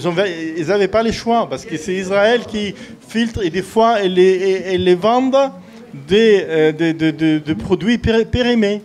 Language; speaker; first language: French; non-native, fluent; Arabic